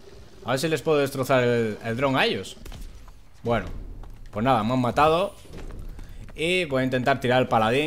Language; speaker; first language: Spanish; native; Spanish